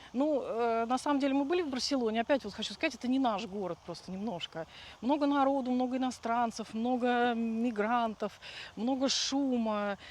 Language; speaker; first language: Russian; native; Russian